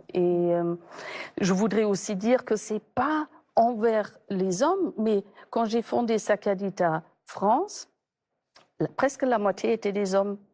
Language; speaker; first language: French; non-native, fluent; German